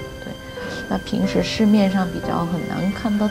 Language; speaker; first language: Chinese; non-native, fluent; Korean